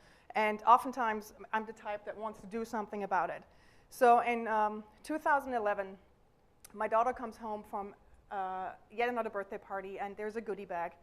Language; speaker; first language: English; non-native, fluent; German